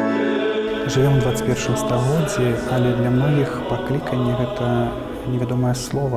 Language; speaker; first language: Belarusian; native; Belarusian